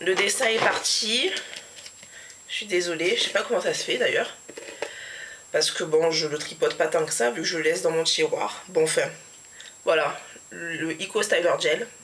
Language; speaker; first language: French; native; French